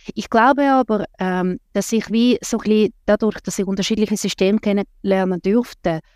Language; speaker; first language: German; non-native, fluent; Russian